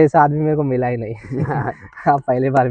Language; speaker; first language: Hindi; non-native, local second language; Telugu